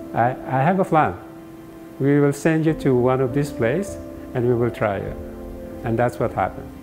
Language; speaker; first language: English; non-native, local second language; Filipino